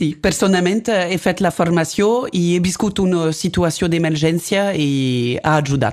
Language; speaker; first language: Catalan; non-native, local second language; French